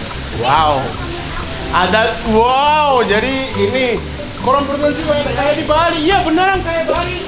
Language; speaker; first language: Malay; non-native, fluent; Japanese